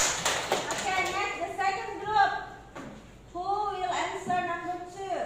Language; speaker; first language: English; non-native, learner; Indonesian